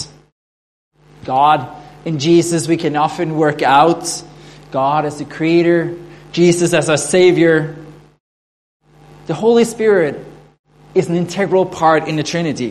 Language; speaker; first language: English; non-native, fluent; Norwegian